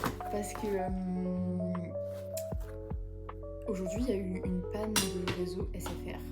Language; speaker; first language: French; native; French